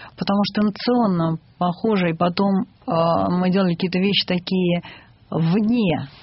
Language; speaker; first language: Russian; native; Russian